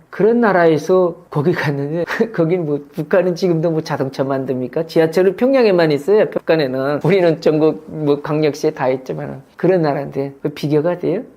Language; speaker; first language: Korean; native; Korean